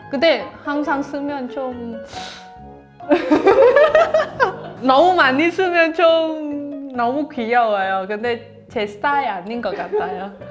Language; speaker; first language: Korean; non-native, learner; Vietnamese